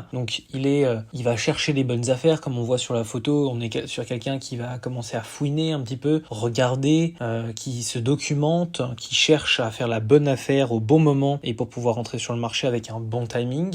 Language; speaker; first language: French; native; French